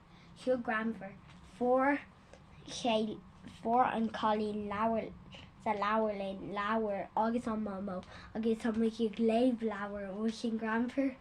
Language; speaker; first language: Irish; non-native, learner; English